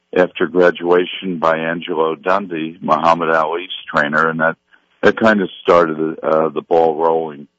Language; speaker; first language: English; native; English